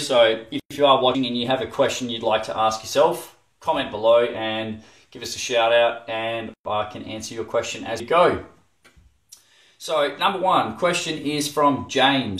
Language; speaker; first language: English; native; English